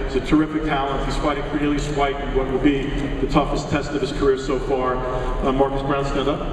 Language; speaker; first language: English; native; English